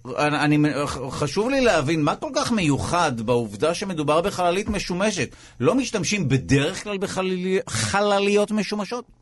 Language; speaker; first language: Hebrew; native; Hebrew